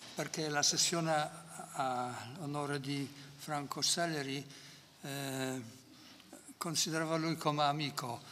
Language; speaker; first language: Italian; non-native, fluent; Polish